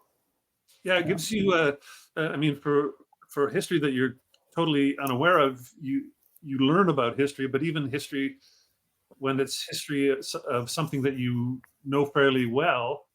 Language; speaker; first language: English; native; English